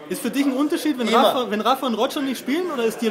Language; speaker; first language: German; native; German